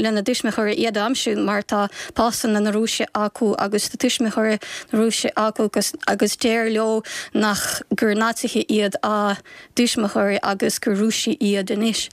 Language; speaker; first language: Irish; non-native, fluent; Ukrainian